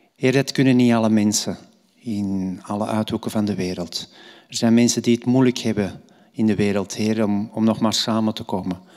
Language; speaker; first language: Dutch; native; Dutch